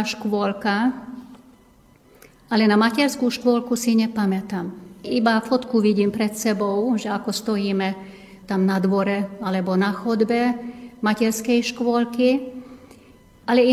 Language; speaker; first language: Slovak; non-native, local second language; Hungarian